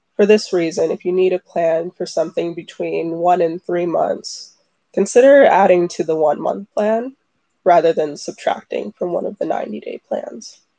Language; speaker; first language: English; native; English